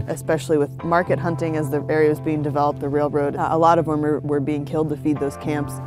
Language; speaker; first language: English; native; English